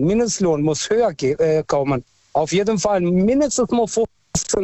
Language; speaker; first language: German; early bilingual, other home language; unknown